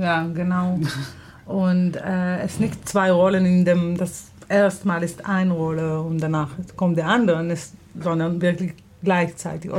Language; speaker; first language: German; non-native, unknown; Hebrew